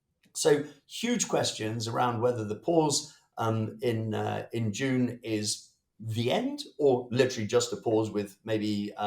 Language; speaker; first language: English; native; English